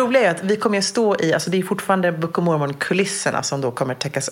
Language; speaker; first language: Swedish; native; Swedish